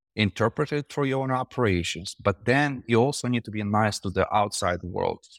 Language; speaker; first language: English; non-native, fluent; Romanian